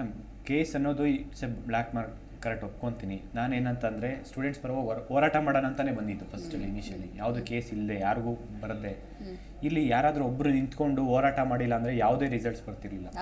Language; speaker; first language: Kannada; native; Kannada